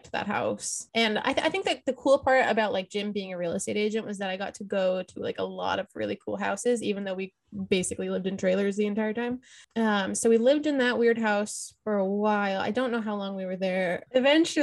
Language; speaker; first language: English; native; English